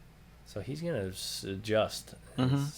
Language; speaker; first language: English; native; English